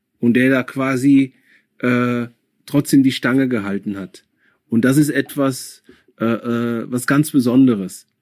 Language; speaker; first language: German; early bilingual, other home language; Akan